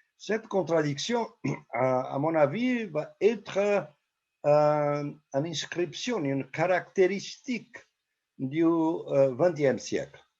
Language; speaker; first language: French; non-native, fluent; Portuguese